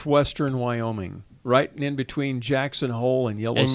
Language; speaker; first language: English; native; English